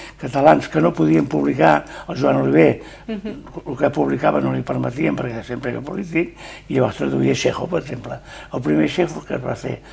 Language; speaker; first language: Catalan; native; Catalan